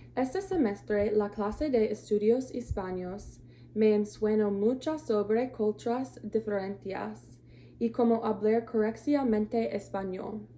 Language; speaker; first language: Spanish; non-native, learner; English